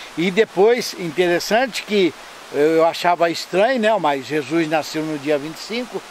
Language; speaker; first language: Portuguese; native; Portuguese